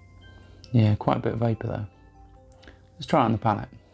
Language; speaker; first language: English; native; English